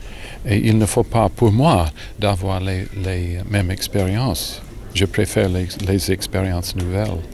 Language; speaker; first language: French; non-native, learner; English